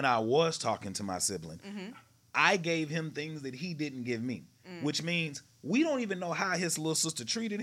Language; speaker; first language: English; native; English